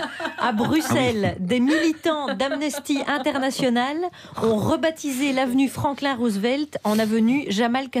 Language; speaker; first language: French; native; French